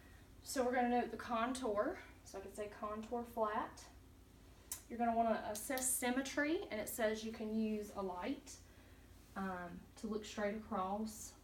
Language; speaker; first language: English; native; English